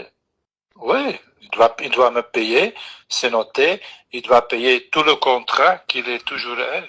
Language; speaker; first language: French; non-native, local second language; Dutch